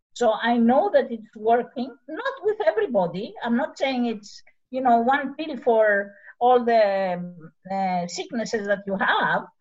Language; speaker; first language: English; non-native, fluent; Greek